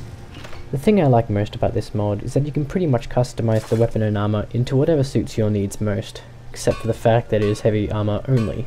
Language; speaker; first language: English; native; English